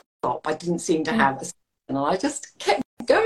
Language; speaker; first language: English; native; English